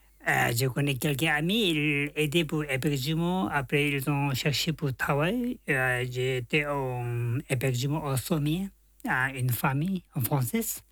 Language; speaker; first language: French; non-native, learner; Tibetan